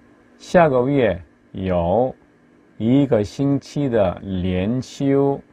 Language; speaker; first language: Chinese; non-native, fluent; Korean